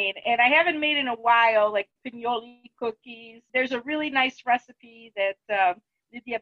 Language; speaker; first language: English; native; English